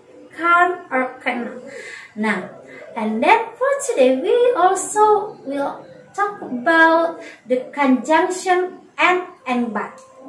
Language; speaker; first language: English; non-native, learner; Indonesian